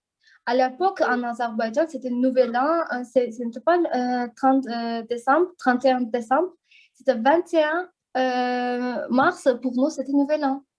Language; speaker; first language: French; non-native, learner; Azerbaijani